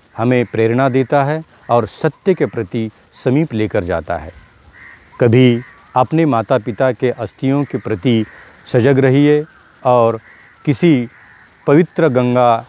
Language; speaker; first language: Hindi; non-native, local second language; Marathi